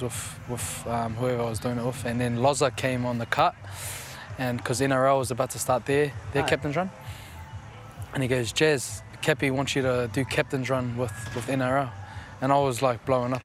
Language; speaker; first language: English; native; English